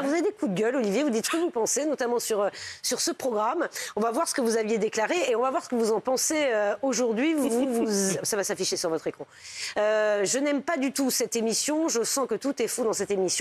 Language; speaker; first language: French; native; French